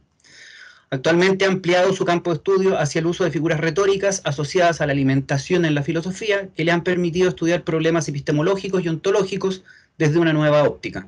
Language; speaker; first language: Spanish; native; Spanish